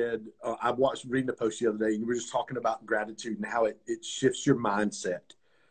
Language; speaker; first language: English; native; English